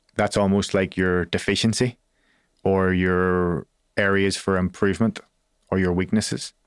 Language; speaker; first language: English; native; English